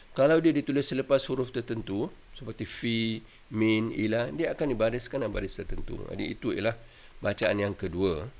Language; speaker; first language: Malay; native; Malay